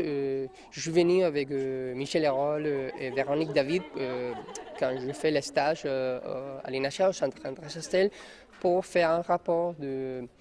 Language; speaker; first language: French; non-native, learner; Spanish